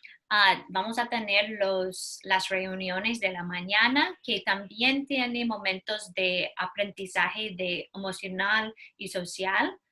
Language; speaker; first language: Spanish; non-native, learner; English